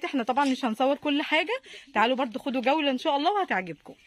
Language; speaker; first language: Arabic; native; Arabic